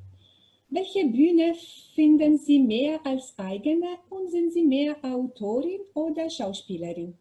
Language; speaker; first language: German; non-native, learner; Macedonian